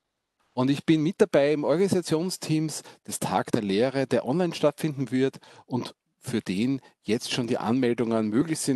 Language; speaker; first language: German; native; German